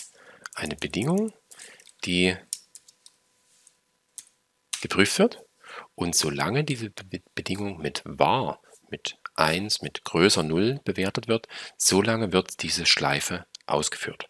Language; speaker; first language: German; native; German